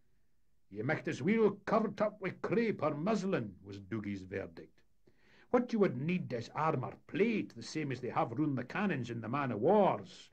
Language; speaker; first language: English; native; English